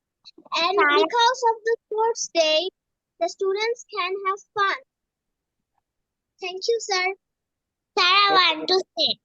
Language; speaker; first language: English; non-native, learner; Bangla